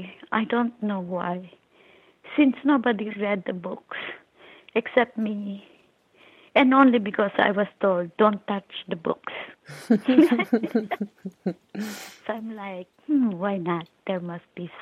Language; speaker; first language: English; non-native, local second language; Filipino